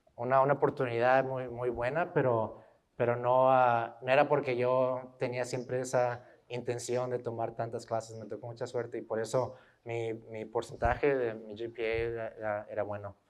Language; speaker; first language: Spanish; early bilingual, heritage; Spanish